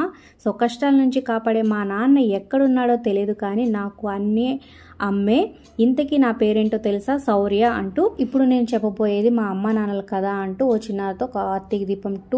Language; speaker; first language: Telugu; native; Telugu